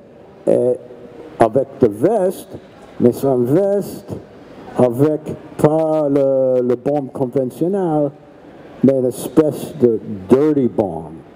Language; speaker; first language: French; non-native, learner; English